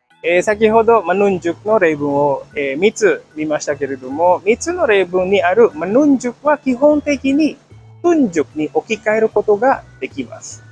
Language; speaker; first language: Japanese; non-native, fluent; Indonesian